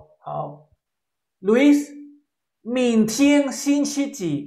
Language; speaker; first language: Chinese; non-native, fluent; Spanish